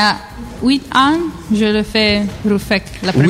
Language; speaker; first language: French; non-native, learner; Italian